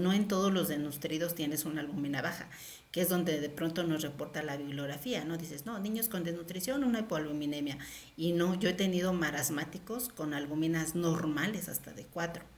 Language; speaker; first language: Spanish; native; Spanish